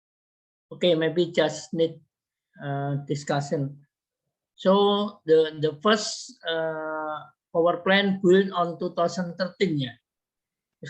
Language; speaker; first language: English; non-native, learner; Indonesian